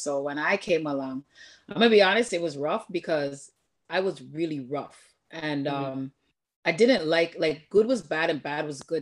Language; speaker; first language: English; native; English